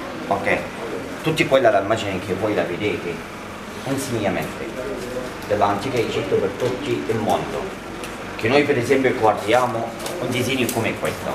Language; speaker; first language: Italian; non-native, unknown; Arabic